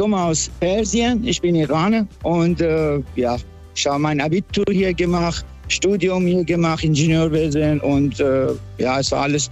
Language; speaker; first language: German; non-native, fluent; Persian